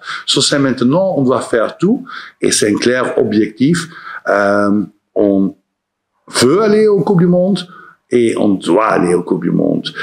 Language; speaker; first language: French; non-native, learner; Dutch